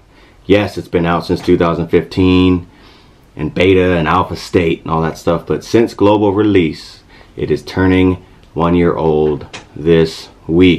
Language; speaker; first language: English; native; English